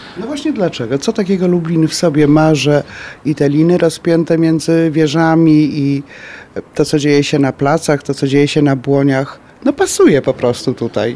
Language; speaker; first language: Polish; native; Polish